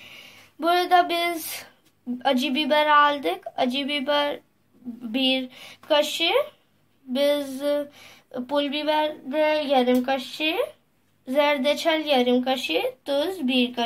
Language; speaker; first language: Turkish; non-native, learner; Urdu